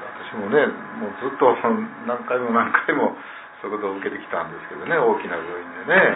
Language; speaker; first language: Japanese; native; Japanese